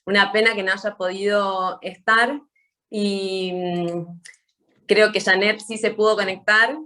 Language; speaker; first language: Spanish; native; Spanish